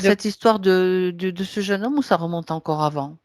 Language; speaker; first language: French; native; French